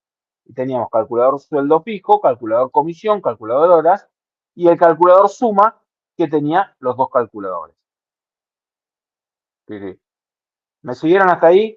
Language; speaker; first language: Spanish; native; Spanish